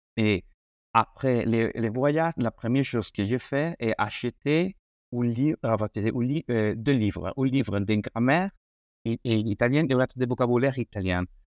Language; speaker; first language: French; non-native, learner; Spanish